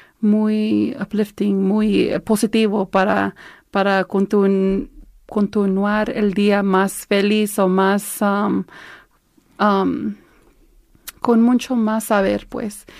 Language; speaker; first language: Spanish; early bilingual, heritage; Spanish